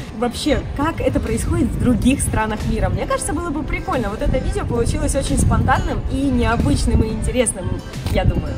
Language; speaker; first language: Russian; native; Russian